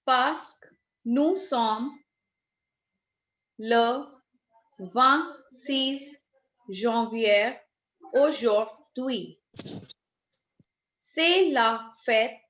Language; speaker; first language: French; non-native, fluent; Hindi